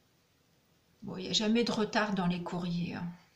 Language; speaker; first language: French; native; French